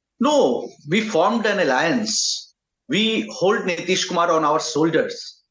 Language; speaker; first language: English; non-native, local second language; Hindi